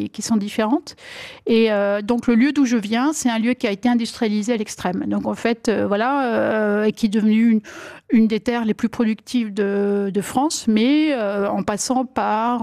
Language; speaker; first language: French; native; French